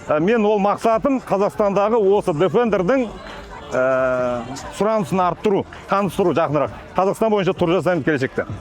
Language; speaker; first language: Kazakh; native; Kazakh